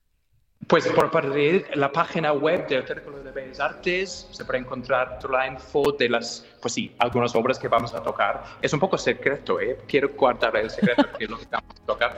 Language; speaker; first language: Spanish; non-native, fluent; English